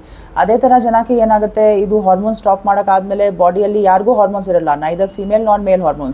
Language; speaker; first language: Kannada; non-native, fluent; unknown